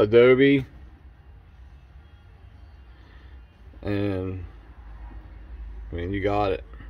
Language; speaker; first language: English; native; English